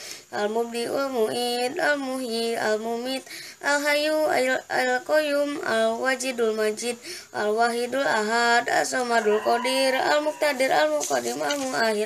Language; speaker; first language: Arabic; non-native, learner; Indonesian